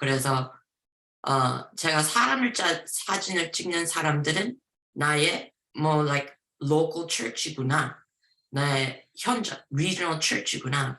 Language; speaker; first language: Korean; early bilingual, heritage; Korean